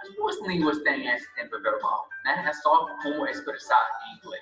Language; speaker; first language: Portuguese; non-native, fluent; English